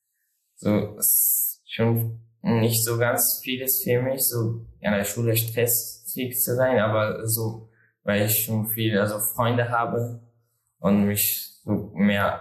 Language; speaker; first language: German; non-native, learner; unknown